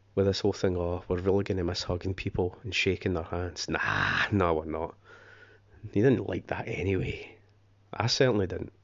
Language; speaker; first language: English; native; English